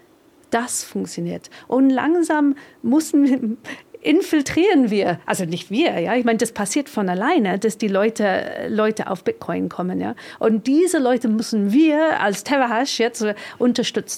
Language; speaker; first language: German; non-native, fluent; English